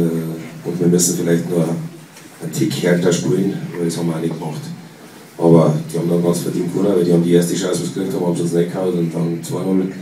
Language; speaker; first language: German; native; German